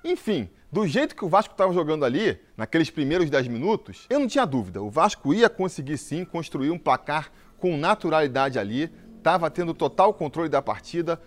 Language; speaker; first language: Portuguese; native; Portuguese